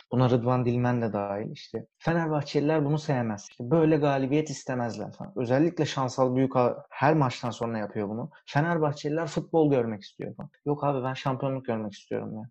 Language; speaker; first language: Turkish; early bilingual, heritage; Turkish